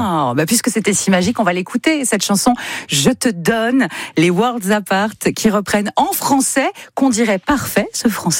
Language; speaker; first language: French; native; French